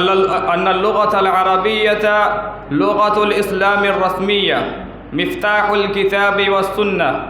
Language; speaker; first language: Arabic; non-native, fluent; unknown